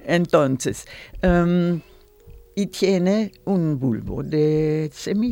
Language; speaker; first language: Spanish; non-native, learner; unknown